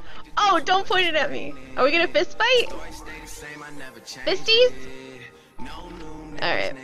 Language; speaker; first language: English; native; English